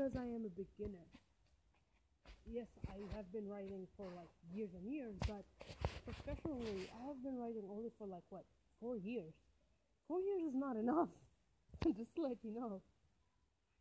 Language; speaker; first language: English; non-native, fluent; Arabic